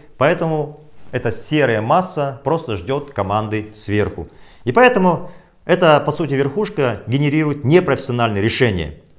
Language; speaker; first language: Russian; non-native, local second language; Kazakh